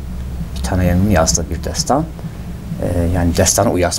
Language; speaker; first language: Turkish; non-native, local second language; Kurdish